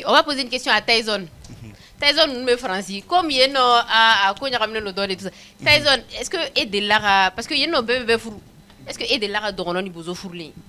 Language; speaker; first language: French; non-native, local second language; Bambara